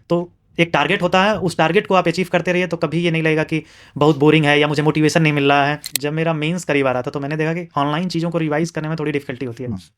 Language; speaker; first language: Hindi; native; Hindi